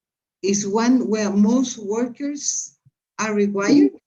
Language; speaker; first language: English; non-native, fluent; Spanish